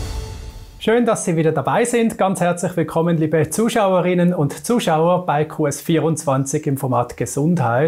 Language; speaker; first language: German; native; German